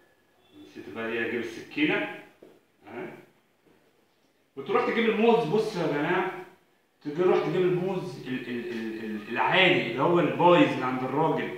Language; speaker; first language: Arabic; native; Arabic